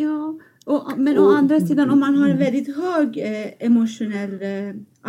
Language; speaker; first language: Swedish; non-native, fluent; Persian